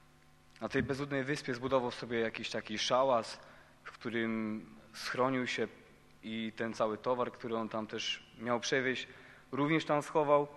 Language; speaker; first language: Polish; native; Polish